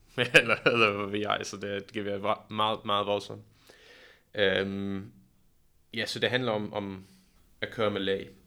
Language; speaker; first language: Danish; non-native, fluent; English